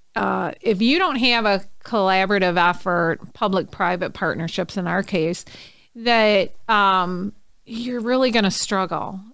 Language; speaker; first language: English; native; English